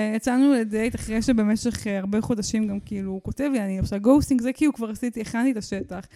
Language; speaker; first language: Hebrew; native; Hebrew